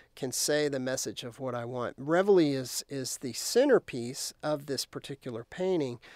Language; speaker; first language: English; native; English